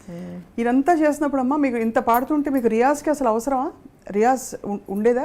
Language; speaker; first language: Telugu; native; Telugu